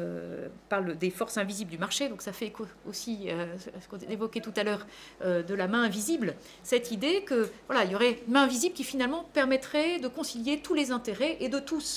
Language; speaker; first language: French; native; French